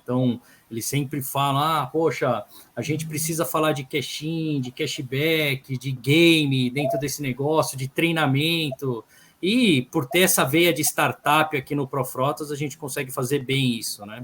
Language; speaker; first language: Portuguese; native; Portuguese